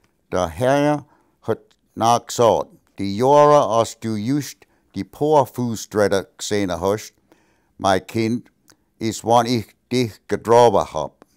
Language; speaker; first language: German; early bilingual, heritage; German